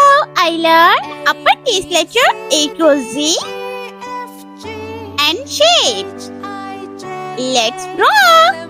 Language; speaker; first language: English; non-native, learner; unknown